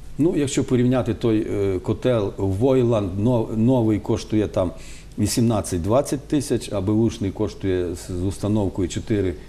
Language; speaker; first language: Ukrainian; native; Ukrainian